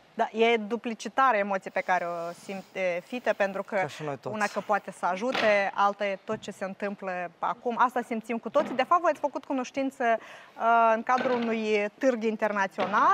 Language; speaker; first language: Romanian; native; Romanian